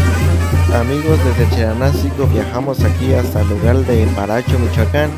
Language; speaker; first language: Spanish; native; Spanish